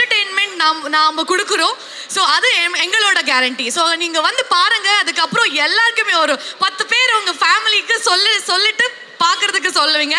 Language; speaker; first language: Tamil; non-native, learner; Kannada